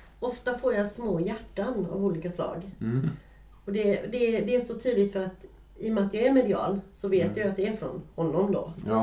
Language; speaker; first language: Swedish; native; Swedish